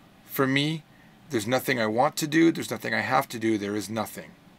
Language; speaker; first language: English; native; English